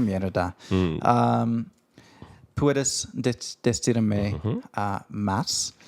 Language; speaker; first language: Spanish; non-native, fluent; English